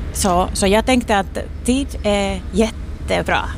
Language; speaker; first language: Swedish; non-native, local second language; Finnish